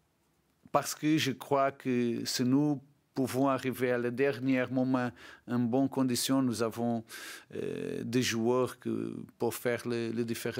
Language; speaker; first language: French; non-native, learner; Portuguese